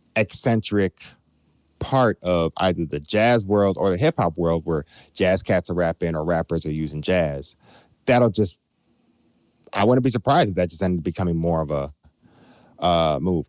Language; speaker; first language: English; native; English